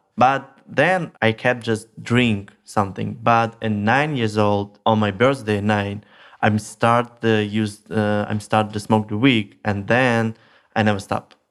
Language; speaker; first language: English; non-native, learner; Russian